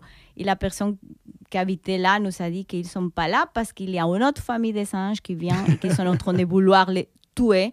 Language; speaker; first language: French; non-native, fluent; Spanish